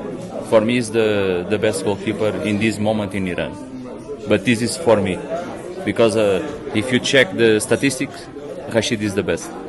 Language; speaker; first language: English; non-native, learner; Portuguese